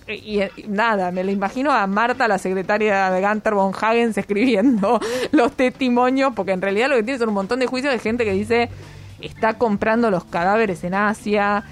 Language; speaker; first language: Spanish; native; Spanish